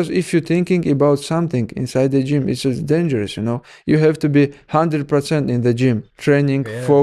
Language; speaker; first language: English; non-native, learner; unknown